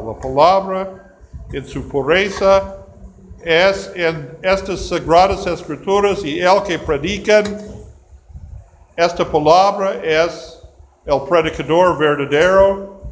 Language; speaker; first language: Spanish; non-native, fluent; English